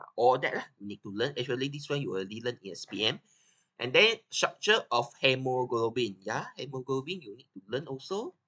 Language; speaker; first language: English; non-native, local second language; Chinese